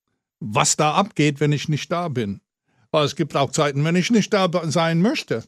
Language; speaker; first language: German; non-native, fluent; English